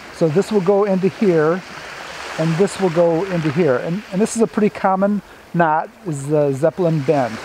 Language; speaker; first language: English; native; English